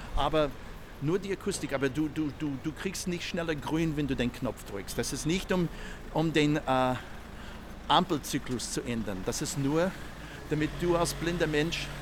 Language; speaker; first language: German; non-native, fluent; English